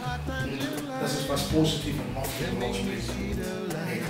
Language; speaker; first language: German; non-native, fluent; Papiamento